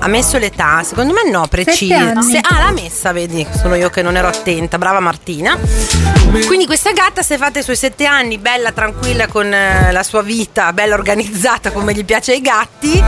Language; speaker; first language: Italian; native; Italian